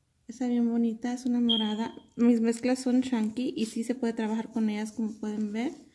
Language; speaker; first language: Spanish; early bilingual, heritage; Spanish